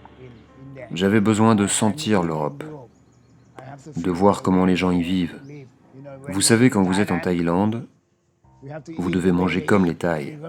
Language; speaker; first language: French; non-native, learner; Thai